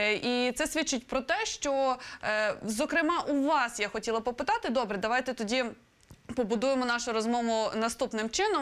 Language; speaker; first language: Ukrainian; native; Ukrainian